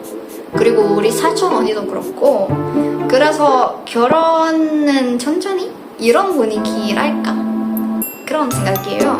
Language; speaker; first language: Korean; non-native, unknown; Indonesian